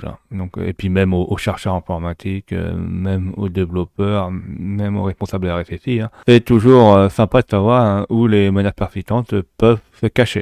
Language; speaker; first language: French; native; French